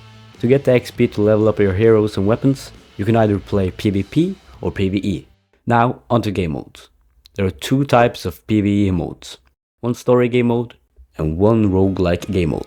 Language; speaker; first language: English; non-native, fluent; Norwegian